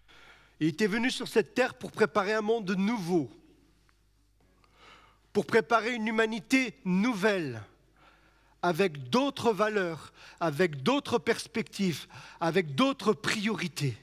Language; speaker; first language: French; native; French